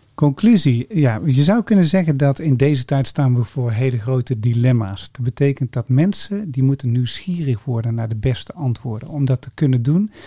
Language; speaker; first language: Dutch; native; Dutch